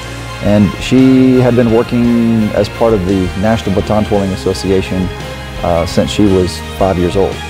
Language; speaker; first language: English; native; English